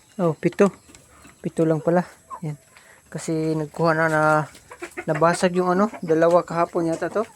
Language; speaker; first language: Filipino; non-native, local second language; Cebuano